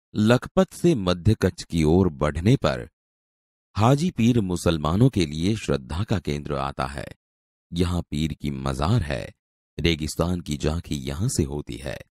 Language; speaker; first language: Hindi; non-native, local second language; Gujarati